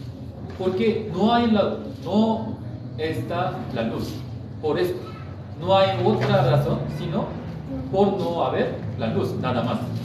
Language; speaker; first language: Spanish; non-native, fluent; Korean